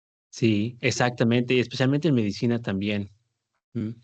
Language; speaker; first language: Spanish; early bilingual, heritage; Spanish